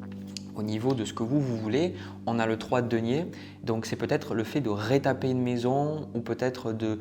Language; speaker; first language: French; native; French